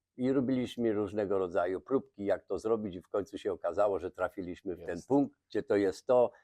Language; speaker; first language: Polish; native; Polish